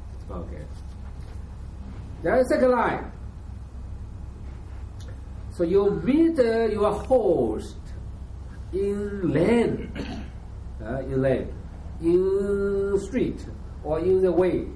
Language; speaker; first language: English; non-native, learner; Chinese